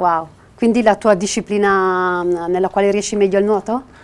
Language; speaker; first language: Italian; native; Italian